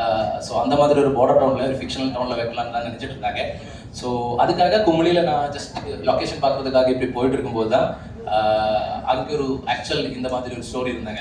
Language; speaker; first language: Tamil; non-native, fluent; Malayalam